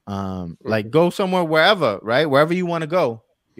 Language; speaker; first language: English; native; English